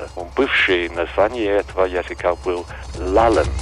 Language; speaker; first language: Russian; non-native, fluent; English